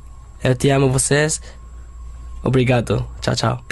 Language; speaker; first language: Portuguese; non-native, learner; Korean